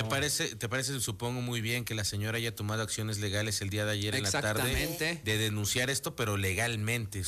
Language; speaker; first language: Spanish; native; Spanish